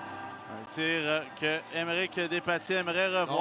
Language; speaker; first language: French; native; French